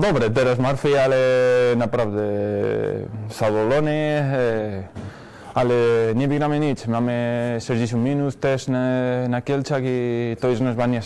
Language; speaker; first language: Polish; non-native, learner; Spanish